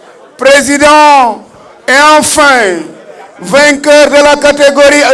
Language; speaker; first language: French; non-native, local second language; Wolof